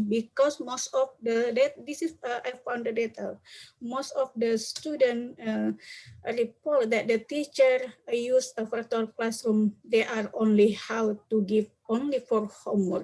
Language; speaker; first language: English; non-native, learner; Indonesian